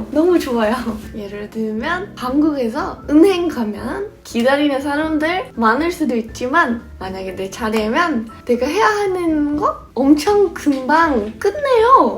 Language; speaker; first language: Korean; non-native, fluent; English